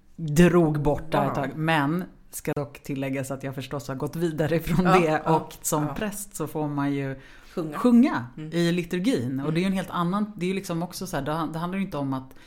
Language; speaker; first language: Swedish; native; Swedish